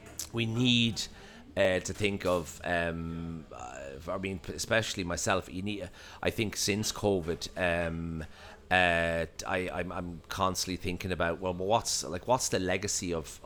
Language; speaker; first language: English; native; English